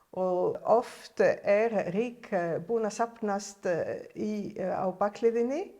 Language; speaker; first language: Icelandic; non-native, fluent; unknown